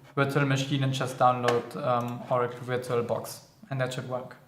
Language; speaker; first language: English; non-native, fluent; German